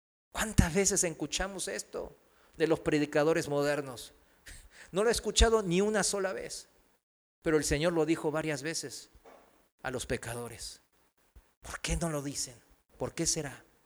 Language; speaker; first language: Spanish; non-native, fluent; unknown